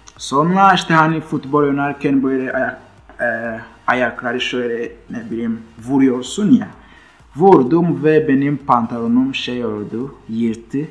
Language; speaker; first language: Turkish; non-native, fluent; Kinyarwanda